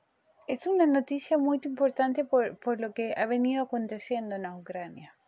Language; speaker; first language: Portuguese; non-native, fluent; Spanish